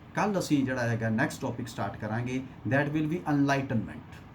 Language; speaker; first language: Hindi; non-native, local second language; Punjabi